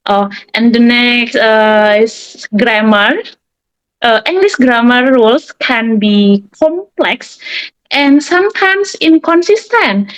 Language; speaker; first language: English; non-native, learner; Indonesian